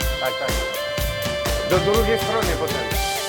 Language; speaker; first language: Polish; non-native, learner; French